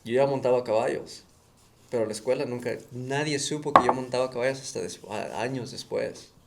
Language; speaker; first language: Spanish; early bilingual, other home language; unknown